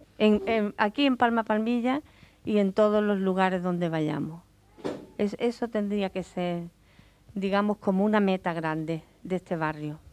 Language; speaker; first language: Spanish; native; Spanish